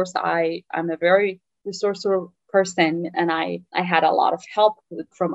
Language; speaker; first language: English; non-native, fluent; Tigrinya